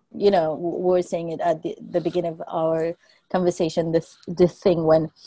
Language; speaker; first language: English; non-native, fluent; French